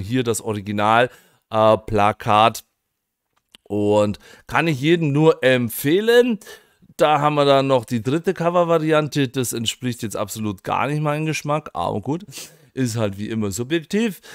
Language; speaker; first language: German; native; German